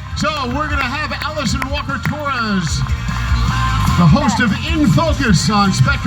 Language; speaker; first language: English; native; English